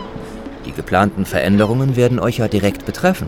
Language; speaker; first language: German; native; German